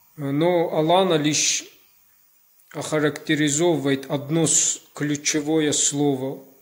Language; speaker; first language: Russian; non-native, local second language; Ossetic